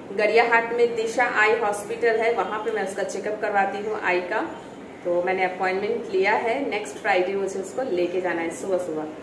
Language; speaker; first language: Hindi; non-native, local second language; Bangla